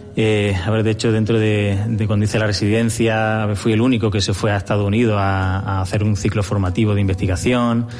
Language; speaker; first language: Spanish; native; Spanish